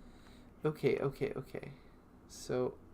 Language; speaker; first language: English; native; English